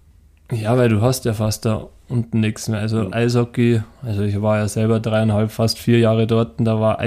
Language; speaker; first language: German; native; German